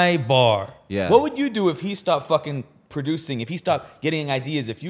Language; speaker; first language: English; native; English